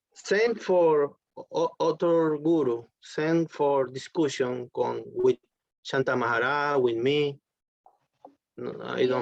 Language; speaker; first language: English; non-native, learner; Spanish